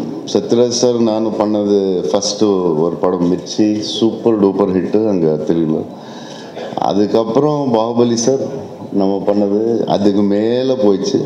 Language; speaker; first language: Tamil; non-native, local second language; Telugu